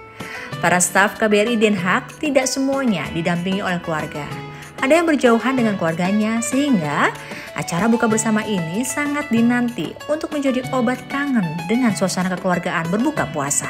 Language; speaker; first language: Indonesian; native; Indonesian